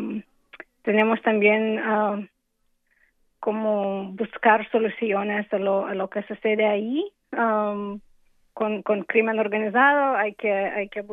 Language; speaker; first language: Spanish; non-native, fluent; English